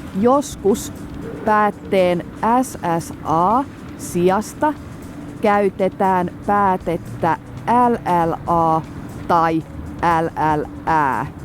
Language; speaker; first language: Finnish; native; Finnish